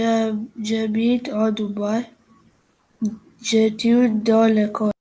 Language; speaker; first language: French; non-native, learner; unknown